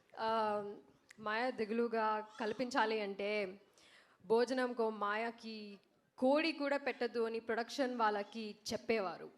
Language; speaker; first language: Telugu; non-native, learner; Malayalam